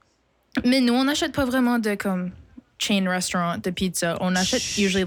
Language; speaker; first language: French; non-native, local second language; English